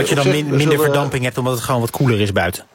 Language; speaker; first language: Dutch; native; Dutch